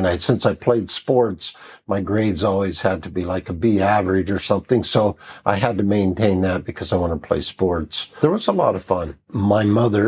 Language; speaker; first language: English; native; English